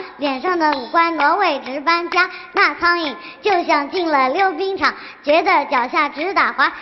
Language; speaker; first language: Chinese; native; Chinese